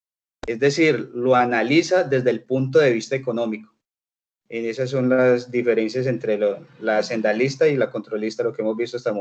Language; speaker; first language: Spanish; native; Spanish